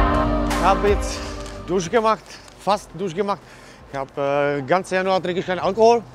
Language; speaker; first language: German; non-native, fluent; Czech